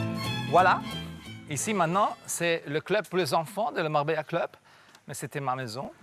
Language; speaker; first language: French; non-native, fluent; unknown